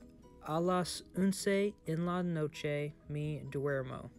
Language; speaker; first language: Spanish; non-native, learner; English